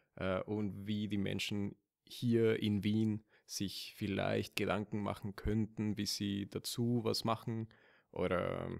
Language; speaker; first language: German; non-native, fluent; Spanish